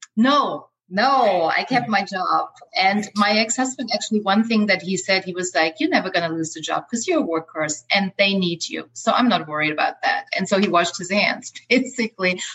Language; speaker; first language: English; non-native, fluent; German